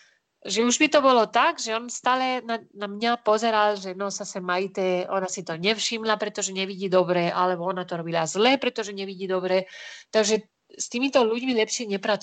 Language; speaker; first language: Slovak; non-native, fluent; Spanish